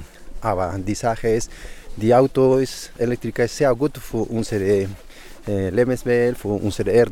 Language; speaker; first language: German; non-native, learner; Spanish